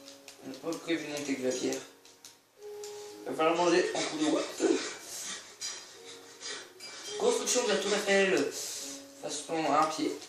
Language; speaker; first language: French; native; French